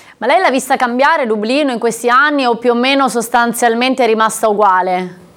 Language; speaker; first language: Italian; native; Italian